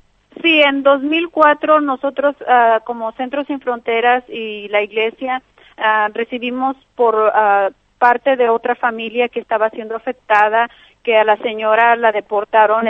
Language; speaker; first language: Spanish; native; Spanish